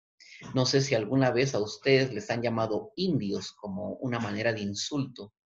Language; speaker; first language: Spanish; native; Spanish